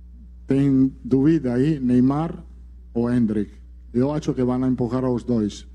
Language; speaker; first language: Portuguese; non-native, learner; Italian